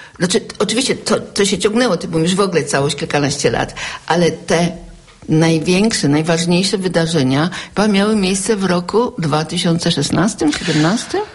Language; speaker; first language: Polish; native; Polish